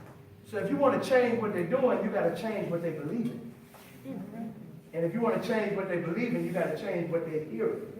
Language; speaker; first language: English; native; English